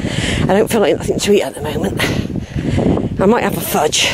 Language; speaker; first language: English; native; English